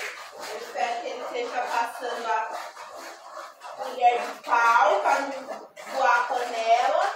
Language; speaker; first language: Portuguese; native; Portuguese